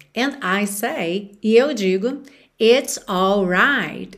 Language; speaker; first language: English; non-native, fluent; Portuguese